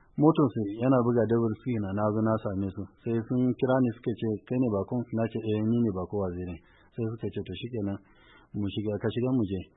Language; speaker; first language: Hausa; non-native, local second language; Kanuri